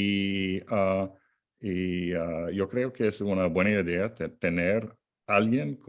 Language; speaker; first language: Spanish; non-native, fluent; English